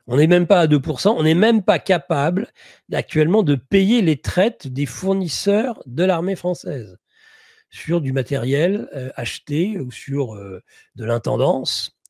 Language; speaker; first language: French; native; French